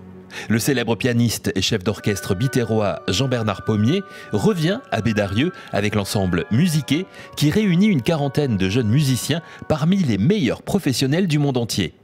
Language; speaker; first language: French; native; French